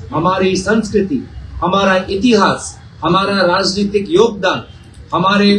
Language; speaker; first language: Hindi; non-native, local second language; Assamese